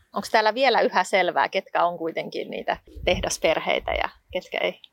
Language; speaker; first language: Finnish; native; Finnish